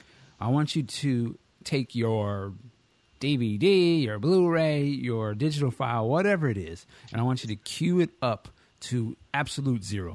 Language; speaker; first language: English; native; English